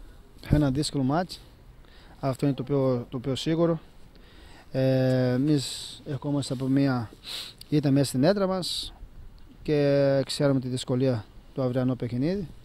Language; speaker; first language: Greek; non-native, fluent; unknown